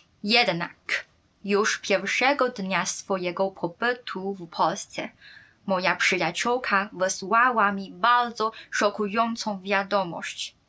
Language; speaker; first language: Polish; non-native, fluent; Chinese